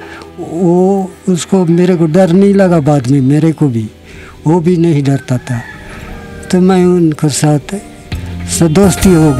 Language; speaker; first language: Hindi; non-native, local second language; Gondi